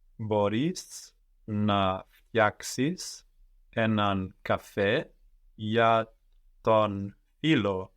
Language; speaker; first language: Greek; non-native, learner; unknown